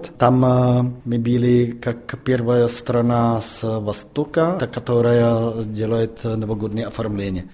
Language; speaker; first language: Russian; non-native, fluent; Czech